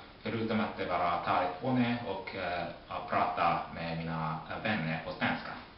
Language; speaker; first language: Swedish; non-native, fluent; Japanese